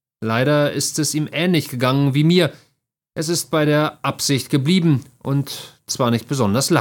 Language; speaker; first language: German; native; German